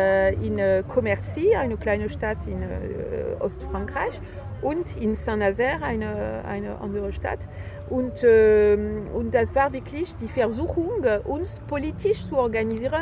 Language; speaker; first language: German; non-native, fluent; French